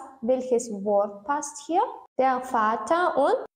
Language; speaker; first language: German; non-native, learner; Turkmen